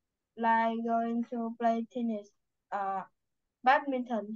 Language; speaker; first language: English; non-native, learner; Vietnamese